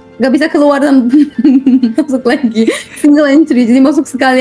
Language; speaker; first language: Indonesian; non-native, fluent; Turkish